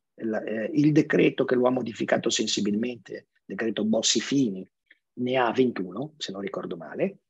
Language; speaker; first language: Italian; native; Italian